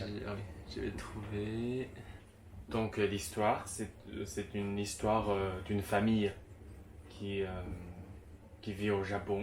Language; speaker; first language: French; non-native, fluent; Chinese